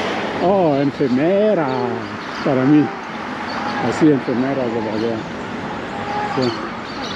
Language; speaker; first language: Spanish; non-native, learner; English